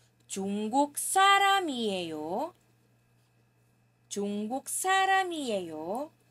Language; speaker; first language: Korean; non-native, fluent; Filipino